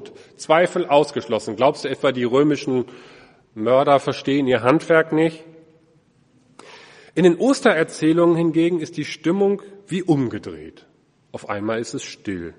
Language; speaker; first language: German; native; German